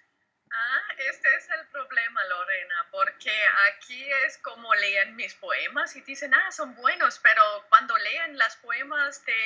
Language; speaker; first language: Spanish; non-native, learner; German